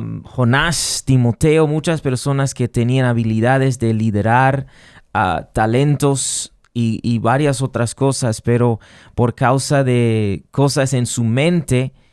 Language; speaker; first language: Spanish; non-native, fluent; English